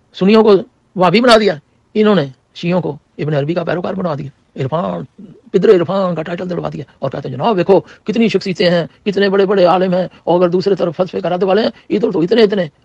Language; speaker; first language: Urdu; non-native, local second language; Punjabi